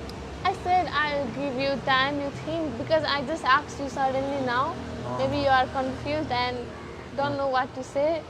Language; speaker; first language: English; non-native, learner; Nepali